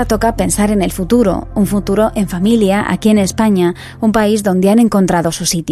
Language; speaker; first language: Spanish; native; Spanish